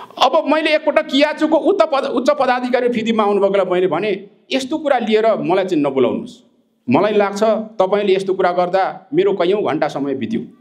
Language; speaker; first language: Nepali; non-native, local second language; Limbu